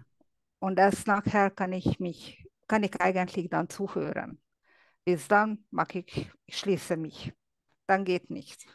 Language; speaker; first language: German; non-native, fluent; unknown